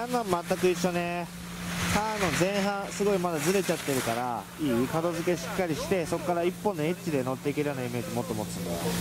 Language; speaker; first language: Japanese; native; Japanese